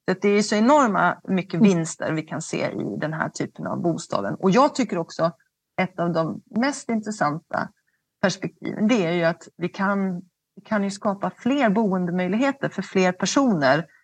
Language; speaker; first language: Swedish; native; Swedish